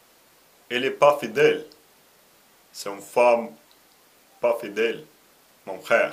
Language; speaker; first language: French; non-native, learner; Russian